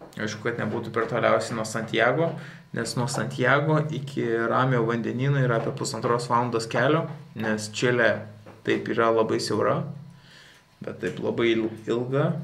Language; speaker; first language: Lithuanian; native; Lithuanian